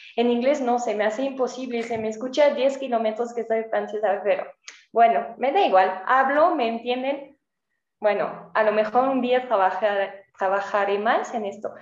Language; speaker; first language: Spanish; non-native, fluent; French